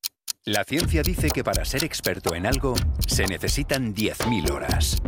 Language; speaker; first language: Spanish; native; Spanish